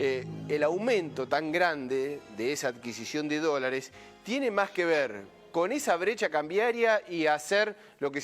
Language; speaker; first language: Spanish; native; Spanish